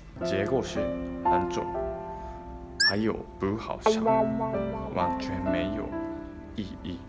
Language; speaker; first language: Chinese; non-native, learner; Japanese